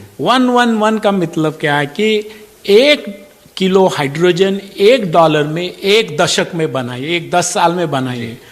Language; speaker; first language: Hindi; non-native, local second language; Marathi